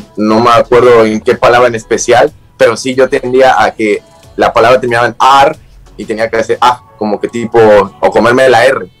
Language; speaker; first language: Spanish; native; Spanish